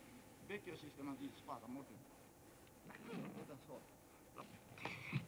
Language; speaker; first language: Italian; non-native, learner; Japanese